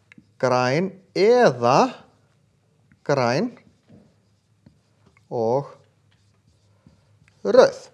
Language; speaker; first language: Icelandic; native; Icelandic